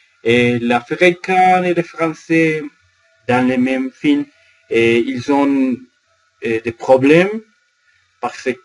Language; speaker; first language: French; non-native, learner; Spanish